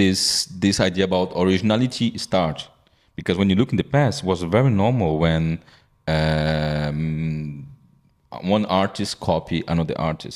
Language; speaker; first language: English; non-native, fluent; Portuguese